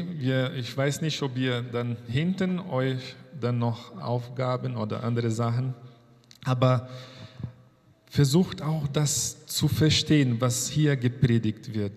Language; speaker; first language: German; non-native, fluent; Portuguese